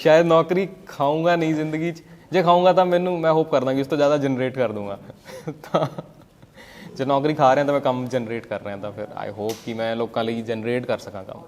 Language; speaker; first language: Hindi; non-native, local second language; Punjabi